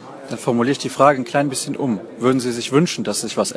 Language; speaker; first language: German; native; German